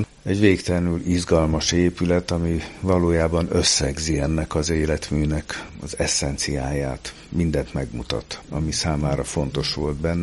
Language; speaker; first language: Hungarian; native; Hungarian